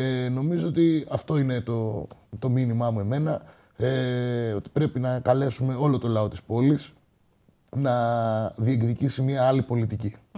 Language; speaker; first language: Greek; native; Greek